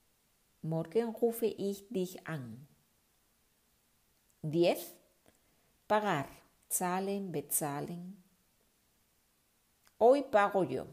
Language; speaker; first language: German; non-native, fluent; Spanish